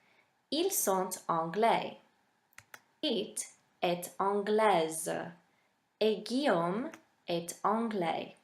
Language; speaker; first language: French; non-native, fluent; English